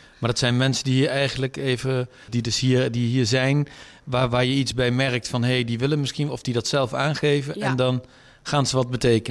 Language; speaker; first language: Dutch; native; Dutch